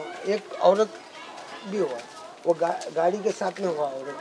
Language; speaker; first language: Hindi; non-native, local second language; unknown